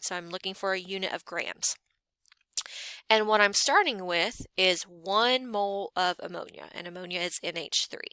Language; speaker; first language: English; native; English